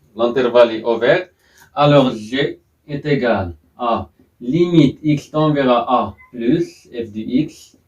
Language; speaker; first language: French; non-native, local second language; Arabic